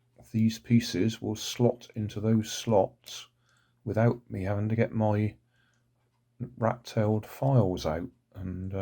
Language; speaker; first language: English; native; English